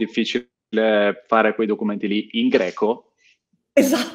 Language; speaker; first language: Italian; native; Italian